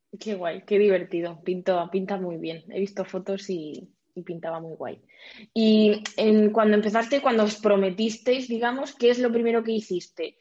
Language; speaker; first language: Spanish; native; Spanish